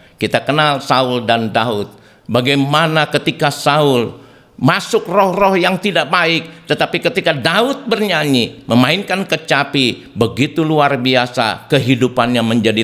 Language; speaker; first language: Indonesian; native; Indonesian